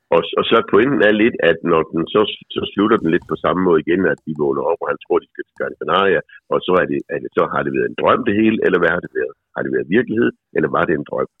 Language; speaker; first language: Danish; native; Danish